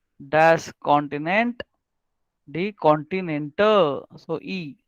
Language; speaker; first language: German; non-native, learner; Marathi